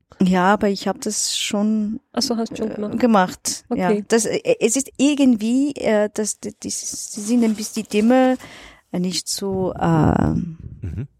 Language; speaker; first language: German; non-native, learner; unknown